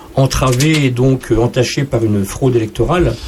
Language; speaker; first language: French; native; French